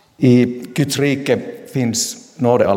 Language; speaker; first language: Swedish; non-native, local second language; Finnish